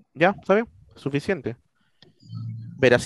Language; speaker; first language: Spanish; native; Spanish